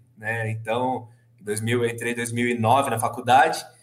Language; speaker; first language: Portuguese; native; Portuguese